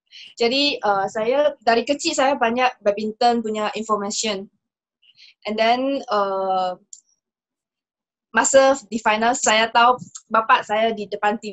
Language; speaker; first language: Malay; non-native, local second language; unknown